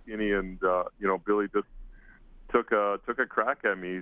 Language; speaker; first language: English; native; English